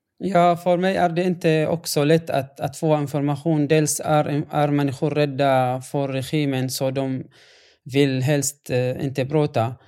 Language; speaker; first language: Swedish; non-native, fluent; Arabic